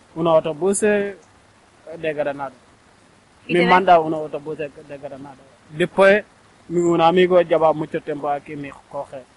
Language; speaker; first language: Spanish; non-native, learner; Wolof